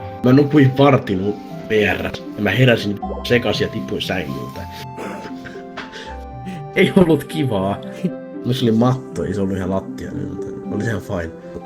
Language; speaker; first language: Finnish; native; Finnish